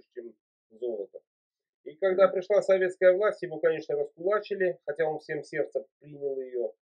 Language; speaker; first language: Russian; native; Russian